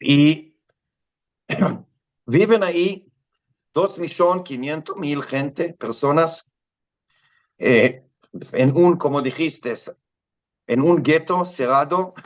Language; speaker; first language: Spanish; non-native, fluent; Hebrew